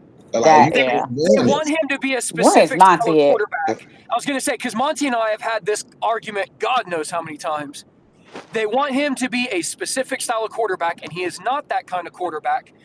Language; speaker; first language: English; native; English